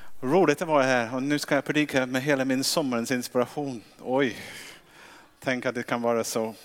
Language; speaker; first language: Swedish; non-native, fluent; English